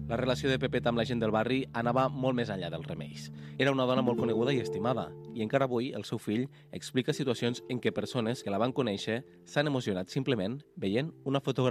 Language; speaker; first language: Catalan; native; Catalan